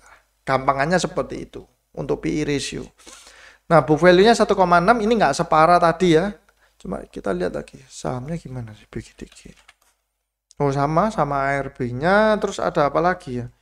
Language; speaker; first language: Indonesian; native; Indonesian